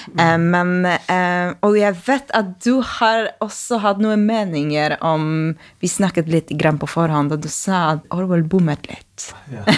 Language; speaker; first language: Norwegian; non-native, fluent; Polish